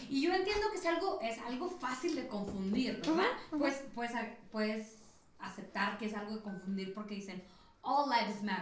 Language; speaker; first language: Spanish; early bilingual, heritage; Spanish